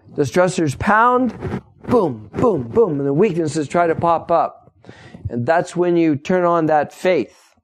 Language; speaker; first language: English; native; English